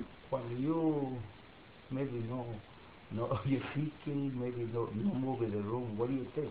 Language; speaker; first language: English; non-native, learner; Spanish